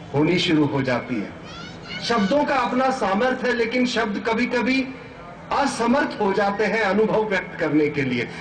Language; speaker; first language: Hindi; non-native, local second language; Marathi